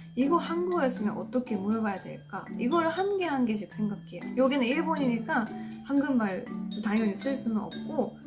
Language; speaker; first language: Korean; non-native, fluent; Japanese